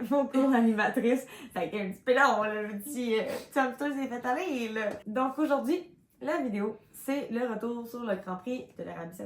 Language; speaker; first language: French; native; French